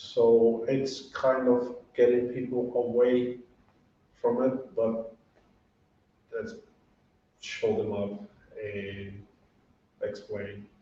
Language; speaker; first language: English; non-native, fluent; Portuguese